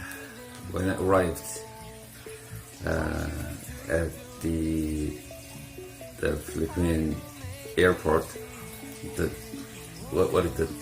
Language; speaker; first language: English; non-native, fluent; Korean